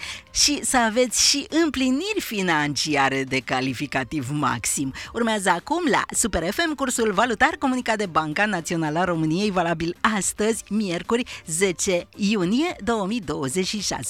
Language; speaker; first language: Romanian; native; Romanian